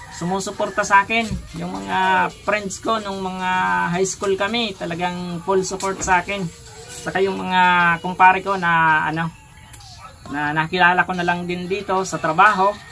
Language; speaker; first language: Filipino; non-native, local second language; Bikol